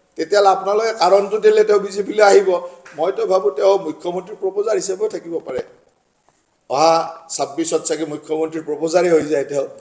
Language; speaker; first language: Assamese; native; Assamese